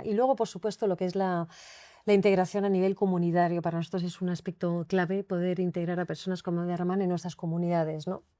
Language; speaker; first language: Spanish; native; Spanish